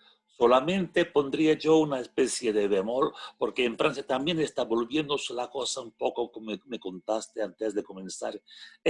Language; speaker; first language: Spanish; non-native, fluent; French